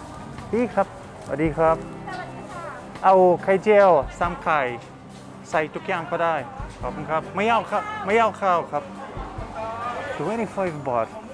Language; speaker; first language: Thai; non-native, learner; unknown